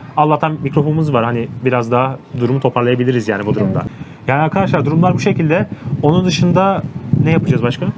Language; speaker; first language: Turkish; native; Turkish